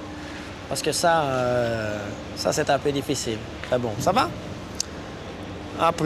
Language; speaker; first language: French; native; French